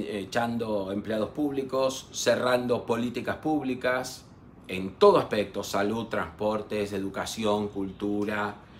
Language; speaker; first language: Spanish; native; Spanish